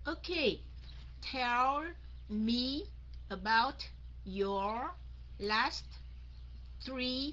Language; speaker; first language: English; non-native, fluent; Vietnamese